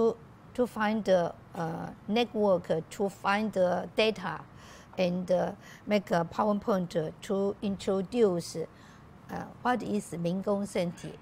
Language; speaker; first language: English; non-native, learner; Chinese